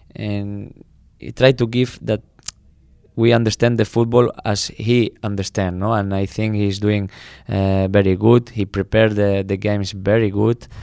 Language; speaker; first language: English; non-native, fluent; Spanish